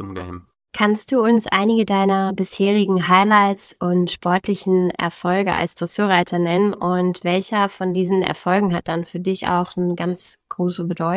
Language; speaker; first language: German; native; German